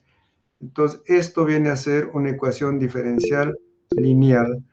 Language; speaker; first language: Spanish; native; Spanish